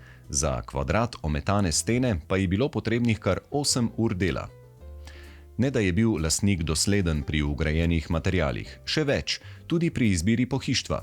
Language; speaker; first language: Slovenian; native; Slovenian